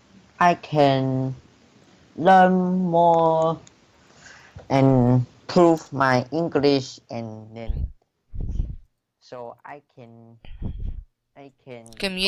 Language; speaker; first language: English; non-native, learner; Chinese